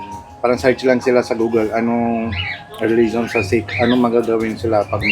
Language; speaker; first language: Filipino; non-native, learner; Punjabi